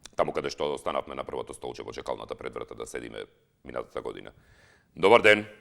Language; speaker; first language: Macedonian; native; Macedonian